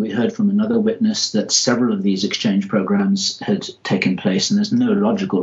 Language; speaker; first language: English; native; English